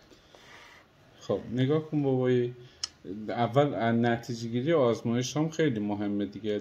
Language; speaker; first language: Persian; native; Persian